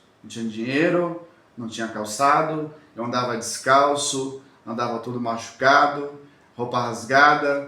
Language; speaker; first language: Portuguese; native; Portuguese